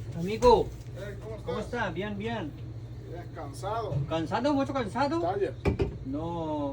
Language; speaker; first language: Spanish; non-native, learner; Gujarati